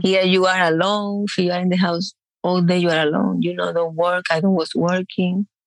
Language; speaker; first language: English; non-native, learner; Spanish